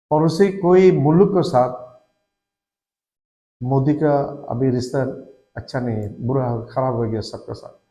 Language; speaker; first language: Hindi; non-native, learner; Bangla